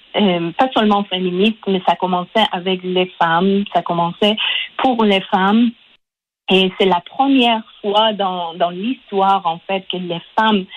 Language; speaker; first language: French; non-native, local second language; Persian